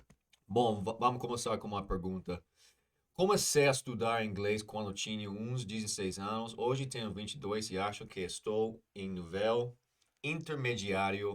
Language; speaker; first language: Portuguese; non-native, fluent; English